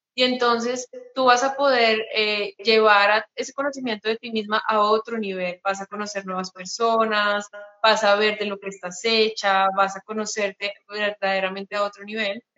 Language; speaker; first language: Spanish; native; Spanish